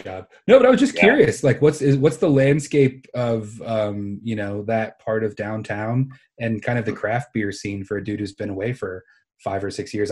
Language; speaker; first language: English; native; English